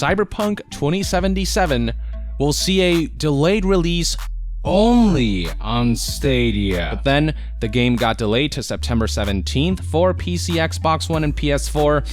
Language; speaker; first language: English; native; English